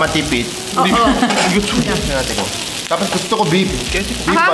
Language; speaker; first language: Filipino; non-native, fluent; Korean